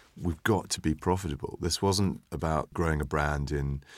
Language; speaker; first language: English; native; English